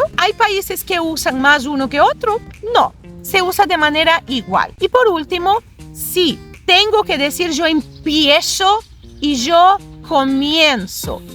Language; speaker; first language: Spanish; non-native, fluent; Portuguese